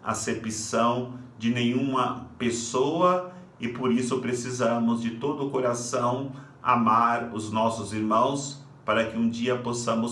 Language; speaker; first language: Portuguese; native; Portuguese